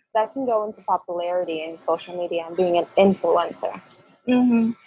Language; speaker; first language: English; early bilingual, other home language; Spanish